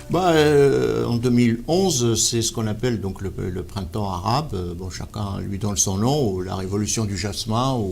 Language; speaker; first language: French; non-native, local second language; Arabic